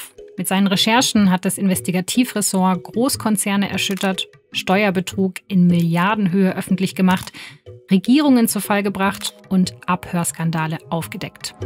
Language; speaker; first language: German; native; German